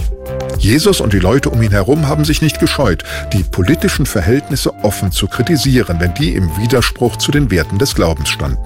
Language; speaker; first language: German; native; German